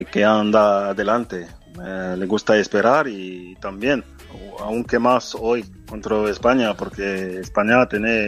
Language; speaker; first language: Spanish; non-native, fluent; French